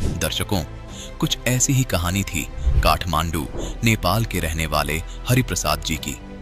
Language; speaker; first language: Hindi; native; Hindi